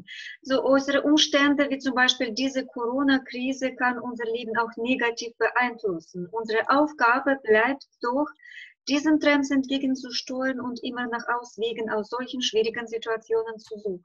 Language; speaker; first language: German; non-native, fluent; Russian